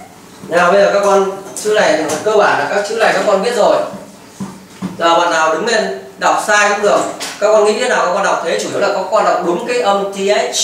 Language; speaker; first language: Vietnamese; native; Vietnamese